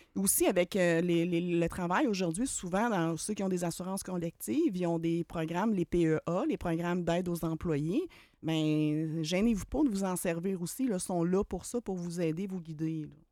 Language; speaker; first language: French; native; French